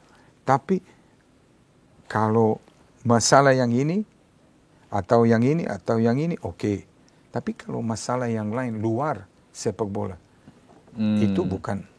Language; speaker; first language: Indonesian; non-native, fluent; Serbian